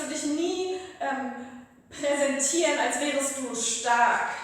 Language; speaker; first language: German; native; German